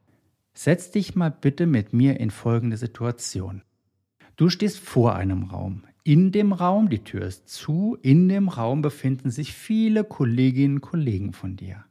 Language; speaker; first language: German; native; German